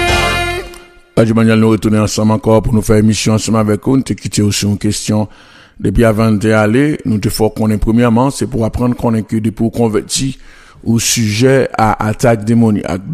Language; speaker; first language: French; non-native, local second language; Haitian Creole